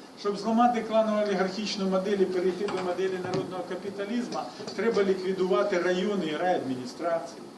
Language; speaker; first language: Ukrainian; non-native, local second language; Russian